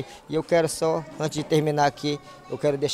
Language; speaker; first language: Portuguese; native; Portuguese